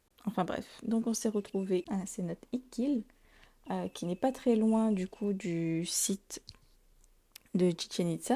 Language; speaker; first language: French; native; French